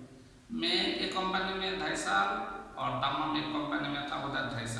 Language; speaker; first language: Hindi; non-native, learner; Bangla